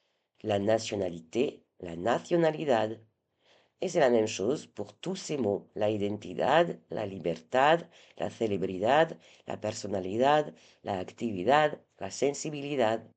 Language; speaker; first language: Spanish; non-native, fluent; French